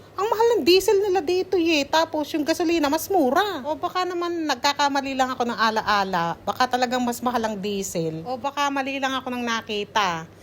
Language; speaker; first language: Filipino; native; Filipino